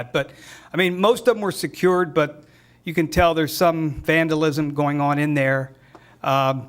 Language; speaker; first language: English; native; English